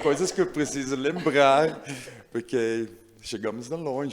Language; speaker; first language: Portuguese; non-native, learner; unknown